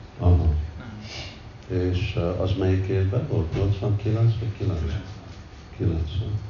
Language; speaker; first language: Hungarian; early bilingual, heritage; Hungarian